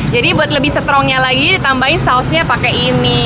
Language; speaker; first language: Indonesian; native; Indonesian